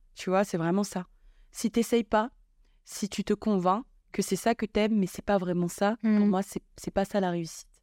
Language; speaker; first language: French; non-native, local second language; Malagasy